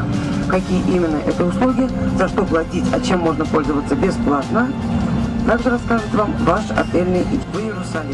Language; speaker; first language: Russian; native; Russian